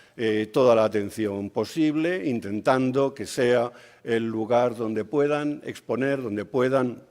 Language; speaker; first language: Spanish; native; Spanish